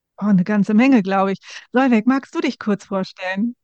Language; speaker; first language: German; native; German